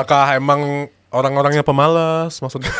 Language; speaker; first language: Indonesian; native; Indonesian